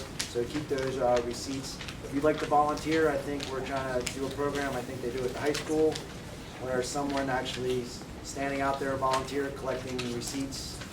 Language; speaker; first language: English; native; English